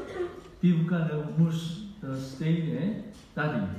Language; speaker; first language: Czech; non-native, learner; Korean